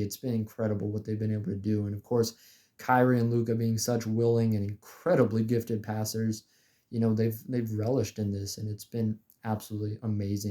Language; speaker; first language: English; native; English